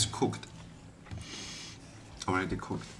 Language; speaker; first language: English; non-native, learner; Chinese